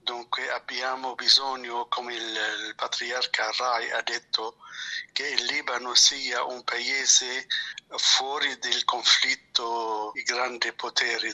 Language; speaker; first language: Italian; non-native, fluent; Arabic